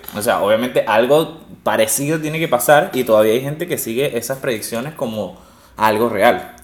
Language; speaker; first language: Spanish; native; Spanish